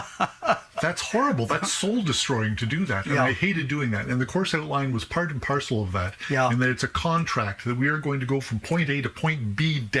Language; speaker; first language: English; native; English